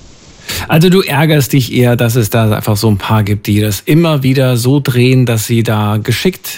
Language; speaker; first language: German; native; German